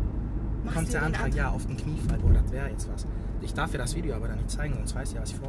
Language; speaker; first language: German; early bilingual, other home language; Bosnian